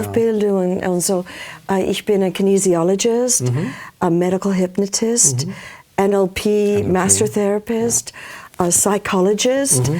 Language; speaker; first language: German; non-native, learner; English